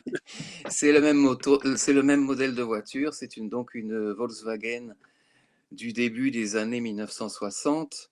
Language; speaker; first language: French; native; French